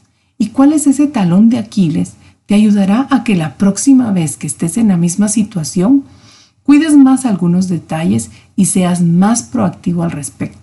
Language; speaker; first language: Spanish; native; Spanish